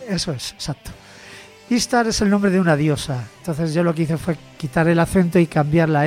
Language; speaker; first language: Spanish; native; Spanish